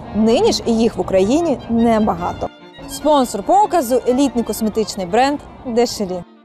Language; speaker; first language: Ukrainian; native; Ukrainian